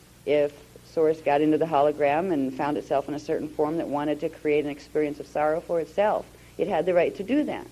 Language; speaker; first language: English; native; English